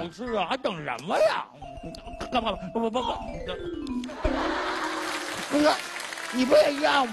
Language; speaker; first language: Chinese; native; Chinese